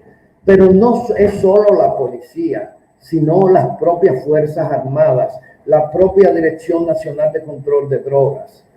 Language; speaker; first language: Spanish; native; Spanish